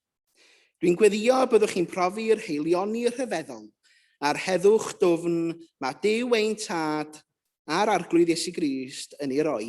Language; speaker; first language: Welsh; native; Welsh